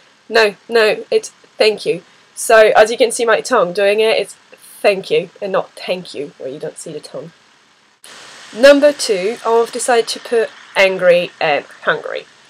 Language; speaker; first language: English; non-native, fluent; French